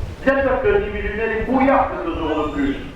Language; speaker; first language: French; native; French